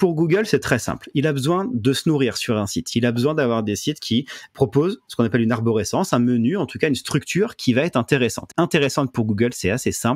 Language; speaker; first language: French; native; French